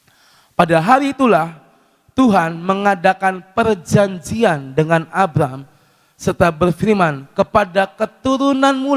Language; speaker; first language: Indonesian; native; Indonesian